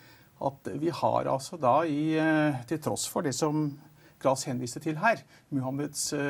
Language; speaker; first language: Norwegian; native; Norwegian